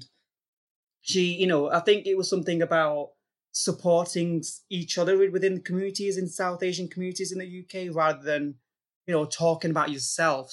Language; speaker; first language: English; native; English